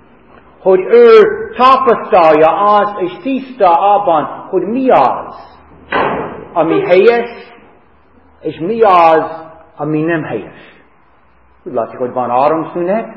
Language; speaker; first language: Hungarian; non-native, fluent; English